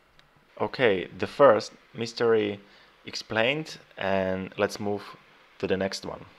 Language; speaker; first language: English; non-native, fluent; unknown